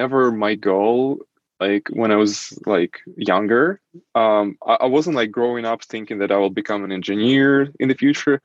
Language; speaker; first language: English; non-native, fluent; Russian